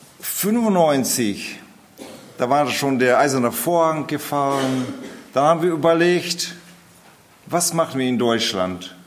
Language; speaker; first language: German; early bilingual, heritage; German